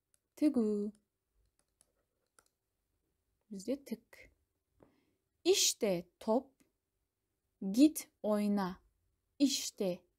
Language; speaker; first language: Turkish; non-native, fluent; Kazakh